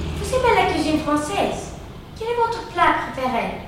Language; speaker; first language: French; non-native, learner; Greek